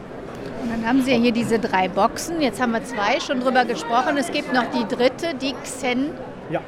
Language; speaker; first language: German; native; German